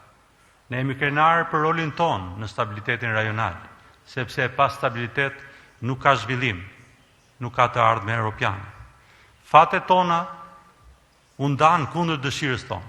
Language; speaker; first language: Albanian; native; Albanian